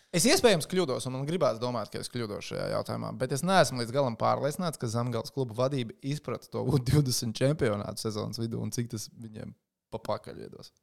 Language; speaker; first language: Latvian; native; Latvian